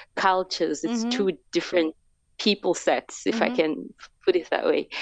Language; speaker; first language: English; non-native, local second language; Xhosa